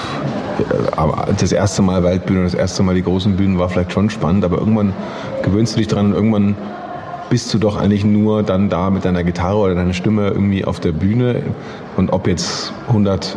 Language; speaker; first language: German; native; German